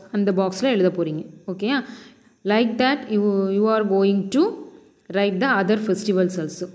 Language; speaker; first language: English; non-native, local second language; Tamil